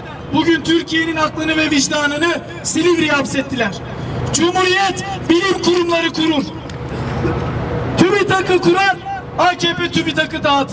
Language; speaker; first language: Turkish; native; Turkish